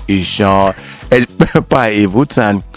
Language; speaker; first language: Hungarian; non-native, learner; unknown